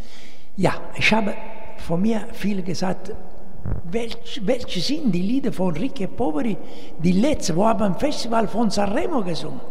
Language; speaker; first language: German; non-native, fluent; Italian